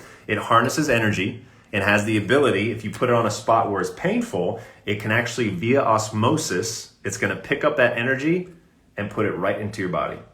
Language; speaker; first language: English; native; English